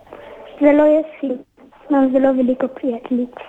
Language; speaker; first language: Slovenian; early bilingual, heritage; English